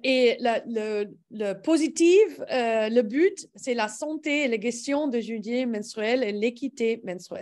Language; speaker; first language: French; non-native, learner; English